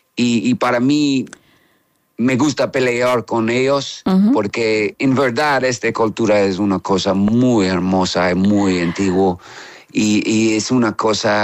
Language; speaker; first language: Spanish; non-native, learner; English